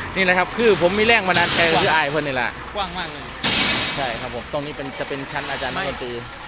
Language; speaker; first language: Thai; native; Thai